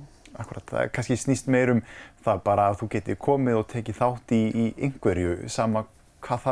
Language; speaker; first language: Icelandic; native; Icelandic